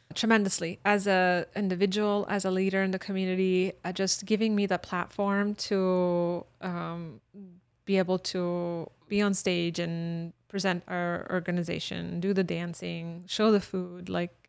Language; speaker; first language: English; early bilingual, other home language; Bosnian